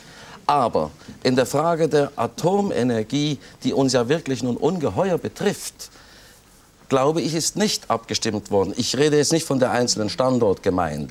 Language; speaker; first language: German; native; German